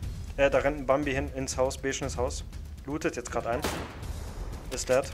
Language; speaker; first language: German; native; German